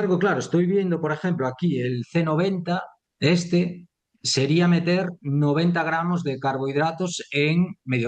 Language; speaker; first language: Spanish; native; Spanish